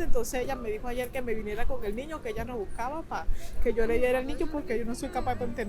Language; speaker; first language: Spanish; native; Spanish